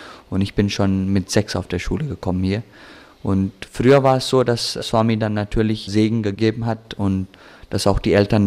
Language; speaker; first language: German; early bilingual, heritage; German